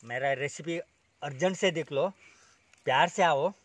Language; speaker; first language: Hindi; non-native, local second language; Kannada